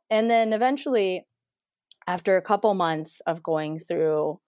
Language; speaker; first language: English; non-native, fluent; Spanish